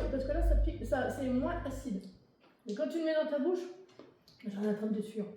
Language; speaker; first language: French; native; French